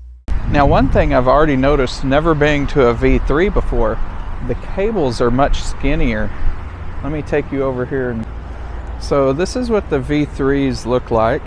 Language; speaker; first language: English; native; English